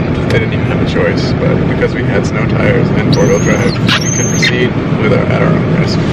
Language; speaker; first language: English; native; English